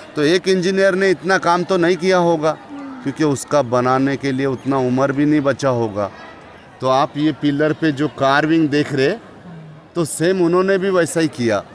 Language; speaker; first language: Hindi; non-native, local second language; Marathi